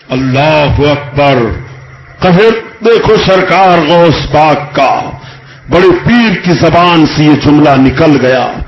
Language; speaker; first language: Urdu; native; Urdu